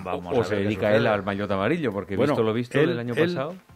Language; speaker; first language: Spanish; native; Spanish